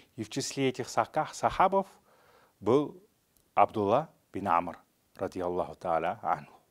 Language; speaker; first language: Russian; non-native, local second language; Kazakh